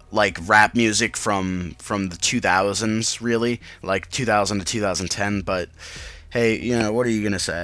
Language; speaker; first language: English; native; English